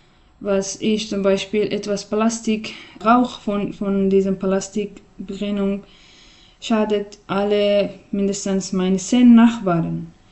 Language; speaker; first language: German; non-native, learner; Persian